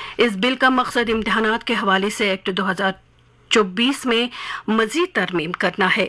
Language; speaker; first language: Urdu; non-native, local second language; Kashmiri